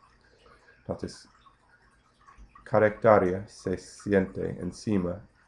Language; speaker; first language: Spanish; non-native, fluent; English